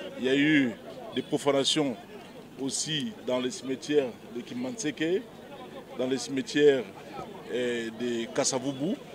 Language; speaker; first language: French; non-native, local second language; Lingala